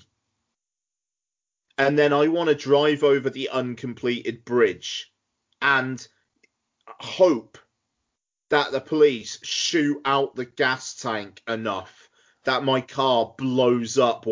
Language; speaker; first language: English; native; English